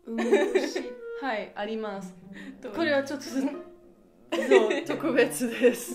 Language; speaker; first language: Japanese; non-native, learner; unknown